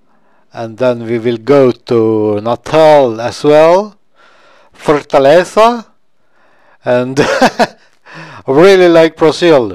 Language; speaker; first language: English; non-native, fluent; Swedish